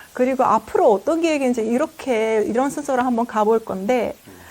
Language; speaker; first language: Korean; non-native, fluent; Azerbaijani